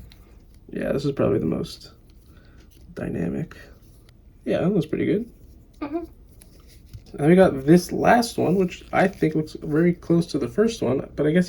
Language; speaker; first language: English; native; English